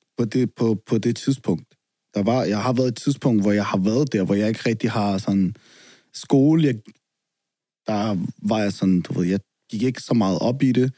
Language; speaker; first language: Danish; early bilingual, other home language; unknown